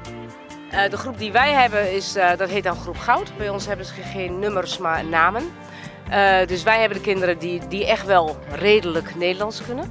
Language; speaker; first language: Dutch; native; Dutch